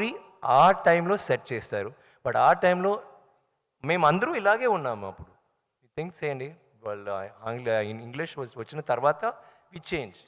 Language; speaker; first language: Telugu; non-native, learner; Tamil